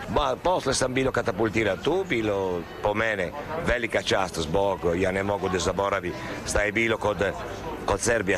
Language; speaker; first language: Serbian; non-native, learner; Italian